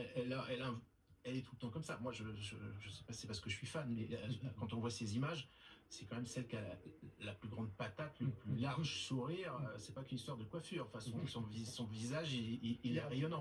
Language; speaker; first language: French; native; French